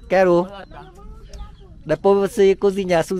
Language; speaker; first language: Portuguese; non-native, learner; Vietnamese